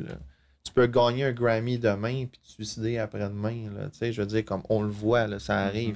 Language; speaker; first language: French; native; French